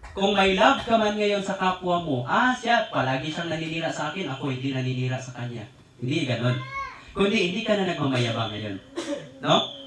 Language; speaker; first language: Filipino; native; Filipino